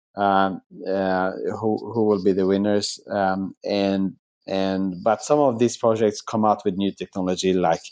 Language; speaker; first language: English; non-native, fluent; Swedish